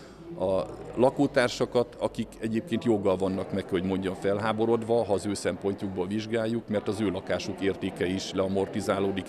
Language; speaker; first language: Hungarian; native; Hungarian